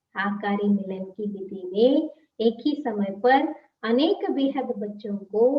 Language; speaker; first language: Hindi; non-native, local second language; Telugu